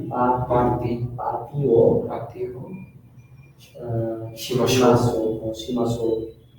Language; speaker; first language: Japanese; non-native, learner; Bangla